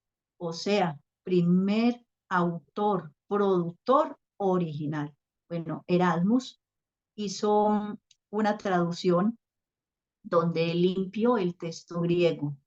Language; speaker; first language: Spanish; native; Spanish